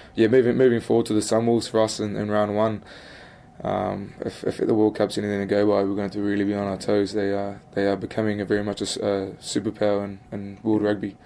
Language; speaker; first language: English; native; English